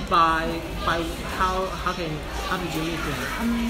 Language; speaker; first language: English; non-native, fluent; Cantonese